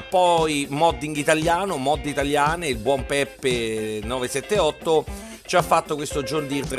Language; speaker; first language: Italian; native; Italian